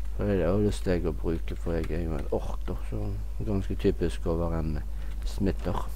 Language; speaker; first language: Norwegian; native; Norwegian